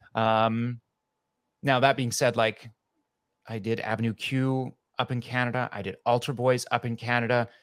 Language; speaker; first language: English; native; English